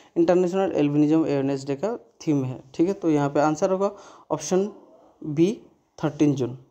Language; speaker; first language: Hindi; non-native, local second language; Bangla